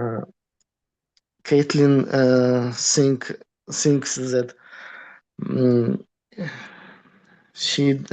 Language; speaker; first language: English; non-native, learner; Russian